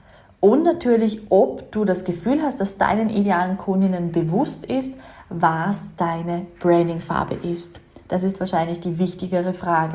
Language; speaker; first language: German; native; German